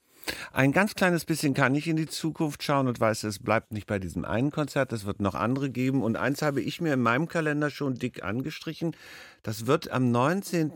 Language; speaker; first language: German; native; German